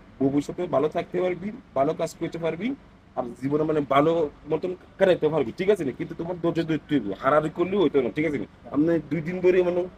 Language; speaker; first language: Bangla; non-native, fluent; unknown